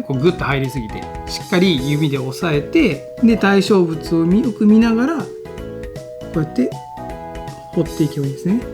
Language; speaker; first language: Japanese; native; Japanese